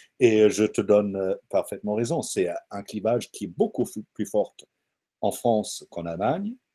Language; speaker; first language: French; non-native, fluent; German